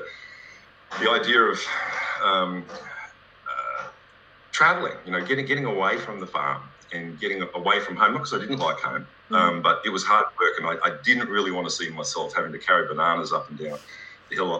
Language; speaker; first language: English; native; English